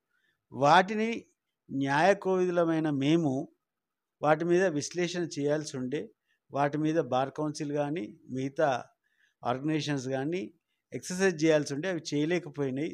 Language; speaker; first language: Telugu; native; Telugu